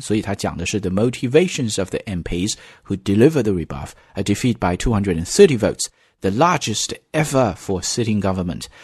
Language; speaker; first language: English; non-native, fluent; Chinese